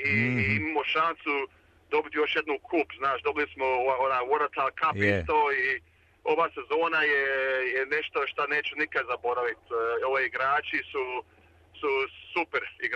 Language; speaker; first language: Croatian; early bilingual, heritage; Croatian